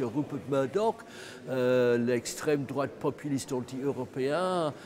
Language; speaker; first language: French; non-native, fluent; English